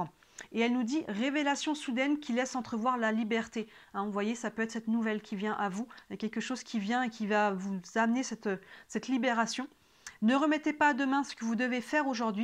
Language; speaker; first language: French; native; French